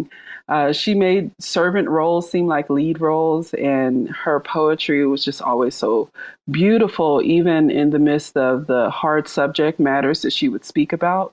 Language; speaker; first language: English; native; English